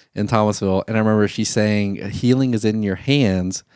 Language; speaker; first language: English; native; English